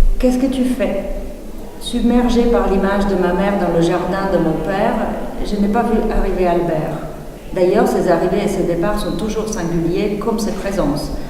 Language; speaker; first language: French; non-native, fluent; Czech